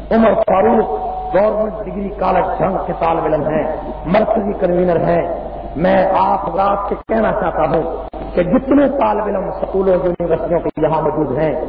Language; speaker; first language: Urdu; non-native, local second language; Punjabi